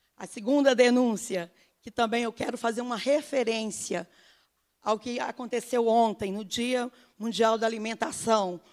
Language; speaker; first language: Portuguese; native; Portuguese